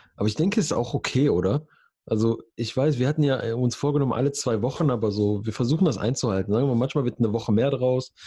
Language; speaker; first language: German; early bilingual, other home language; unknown